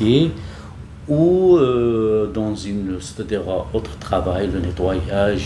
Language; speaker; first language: French; non-native, learner; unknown